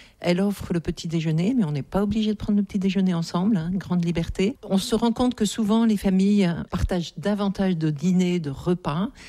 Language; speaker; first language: French; native; French